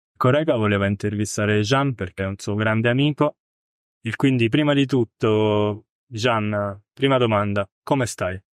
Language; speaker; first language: Italian; native; Italian